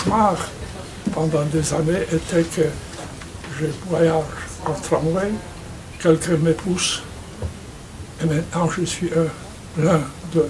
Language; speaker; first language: French; non-native, fluent; Polish